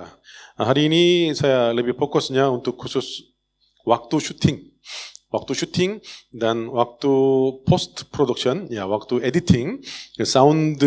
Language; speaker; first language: Indonesian; non-native, learner; Korean